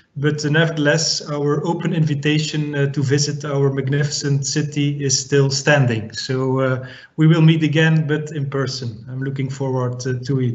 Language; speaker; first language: English; non-native, fluent; Dutch